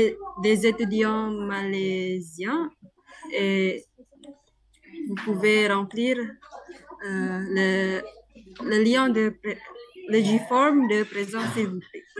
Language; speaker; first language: French; non-native, learner; Indonesian